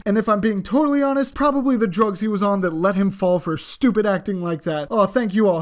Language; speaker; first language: English; native; English